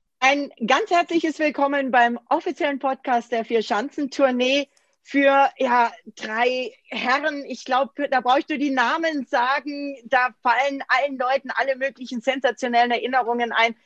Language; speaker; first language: German; native; German